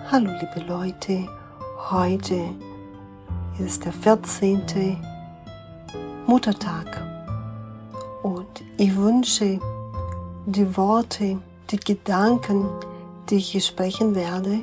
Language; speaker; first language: German; non-native, fluent; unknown